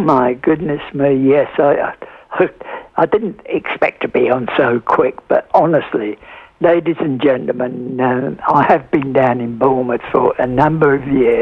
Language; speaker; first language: English; native; English